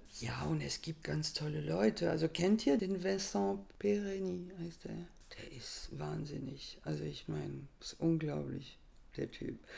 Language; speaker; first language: German; non-native, fluent; French